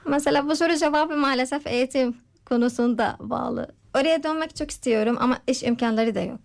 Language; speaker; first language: Turkish; non-native, fluent; Arabic